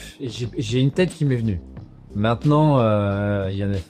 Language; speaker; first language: French; native; French